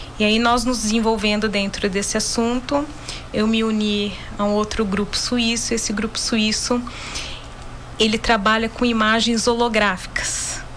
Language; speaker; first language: Portuguese; native; Portuguese